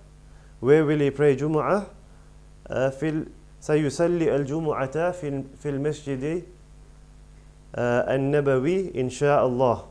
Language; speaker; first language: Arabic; non-native, fluent; English